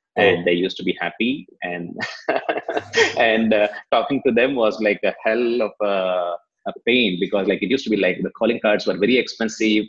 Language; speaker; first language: English; non-native, local second language; Telugu